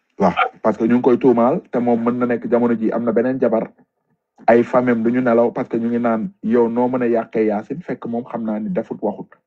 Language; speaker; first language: Wolof; non-native, local second language; Fula